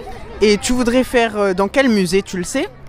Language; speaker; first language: French; native; French